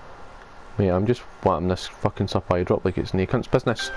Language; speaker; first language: English; native; English